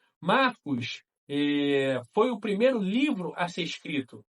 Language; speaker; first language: Portuguese; native; Portuguese